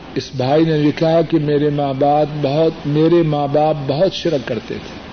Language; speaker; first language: Urdu; non-native, local second language; Punjabi